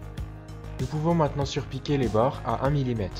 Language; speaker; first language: French; native; French